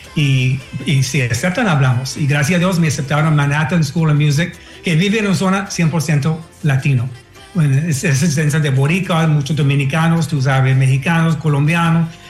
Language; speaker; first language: Spanish; non-native, fluent; English